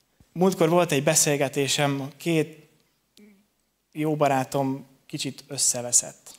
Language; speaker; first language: Hungarian; native; Hungarian